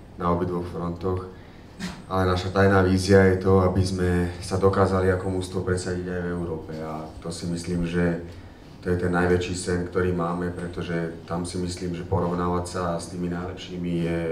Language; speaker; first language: Slovak; native; Slovak